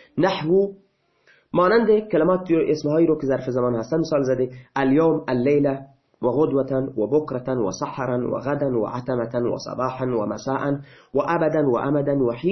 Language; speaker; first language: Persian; non-native, local second language; Baluchi